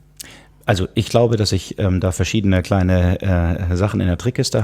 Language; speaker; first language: German; native; German